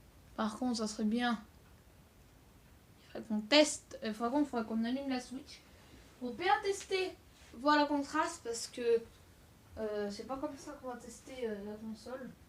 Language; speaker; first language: French; native; French